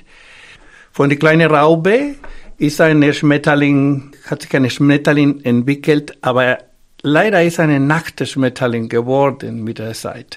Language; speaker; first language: German; non-native, fluent; Spanish